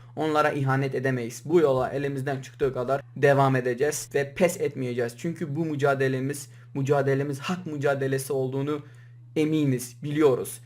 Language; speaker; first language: Turkish; native; Turkish